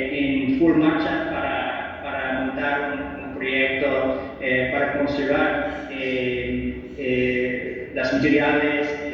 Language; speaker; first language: Spanish; non-native, fluent; English